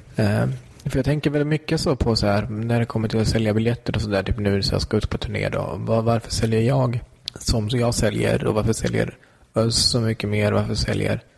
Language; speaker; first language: Swedish; early bilingual, other home language; Kurdish